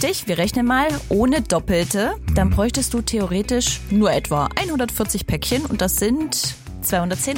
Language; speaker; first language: German; native; German